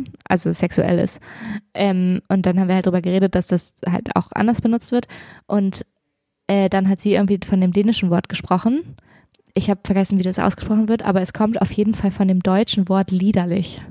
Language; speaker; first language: German; native; German